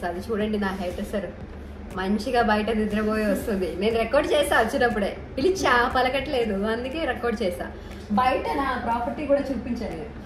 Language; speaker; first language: Telugu; non-native, local second language; Malayalam